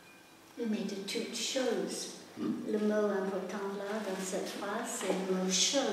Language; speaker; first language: French; non-native, fluent; English